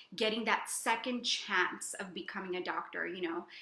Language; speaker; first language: English; native; English